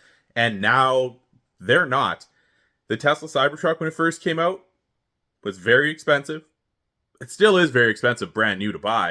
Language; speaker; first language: English; native; English